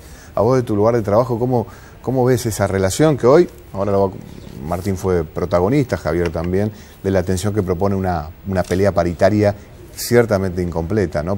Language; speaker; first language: Spanish; native; Spanish